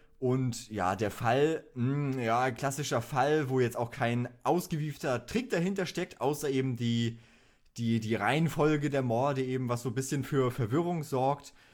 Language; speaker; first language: German; native; German